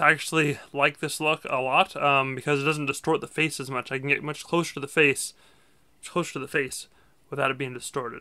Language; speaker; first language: English; native; English